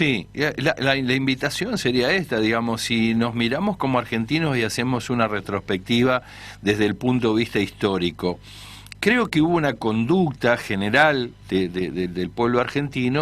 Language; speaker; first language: Spanish; native; Spanish